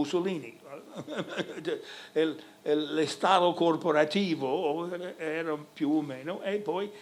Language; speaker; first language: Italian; non-native, fluent; English